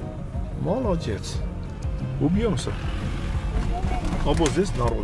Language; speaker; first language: Russian; non-native, learner; Armenian